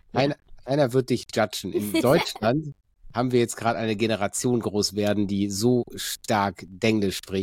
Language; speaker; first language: German; native; German